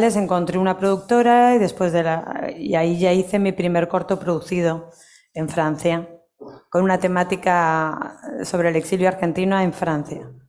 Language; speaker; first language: Spanish; native; Spanish